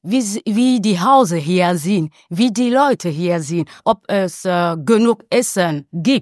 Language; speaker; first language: German; non-native, learner; French